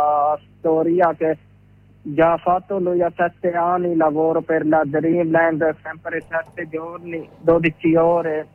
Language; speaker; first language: Italian; non-native, learner; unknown